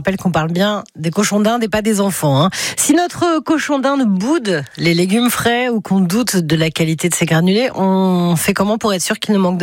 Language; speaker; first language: French; native; French